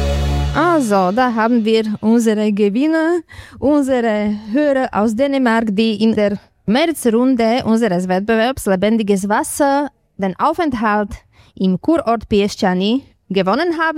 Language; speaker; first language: German; native; German